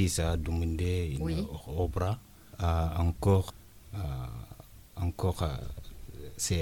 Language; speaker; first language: French; non-native, learner; Arabic